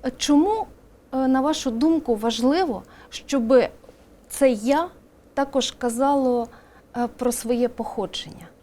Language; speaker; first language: Ukrainian; native; Ukrainian